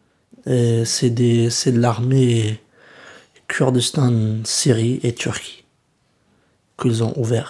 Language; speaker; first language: French; early bilingual, other home language; Kurdish